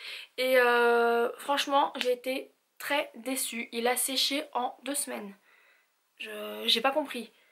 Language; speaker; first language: French; native; French